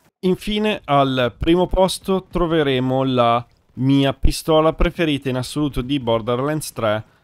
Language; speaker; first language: Italian; native; Italian